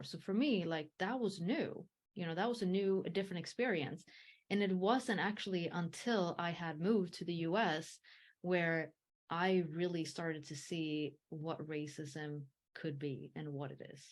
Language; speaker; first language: English; early bilingual, heritage; English